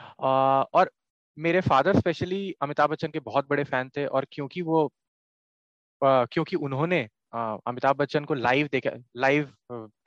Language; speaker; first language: Hindi; native; Hindi